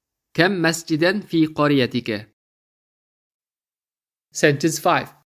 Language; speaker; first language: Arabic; non-native, fluent; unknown